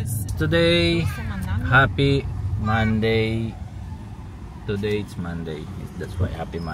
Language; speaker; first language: English; non-native, local second language; Filipino